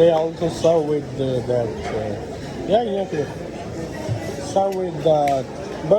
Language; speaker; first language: English; non-native, learner; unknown